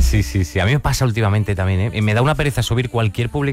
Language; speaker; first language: Spanish; native; Spanish